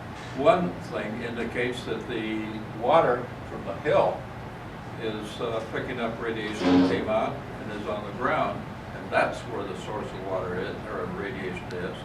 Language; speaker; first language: English; native; English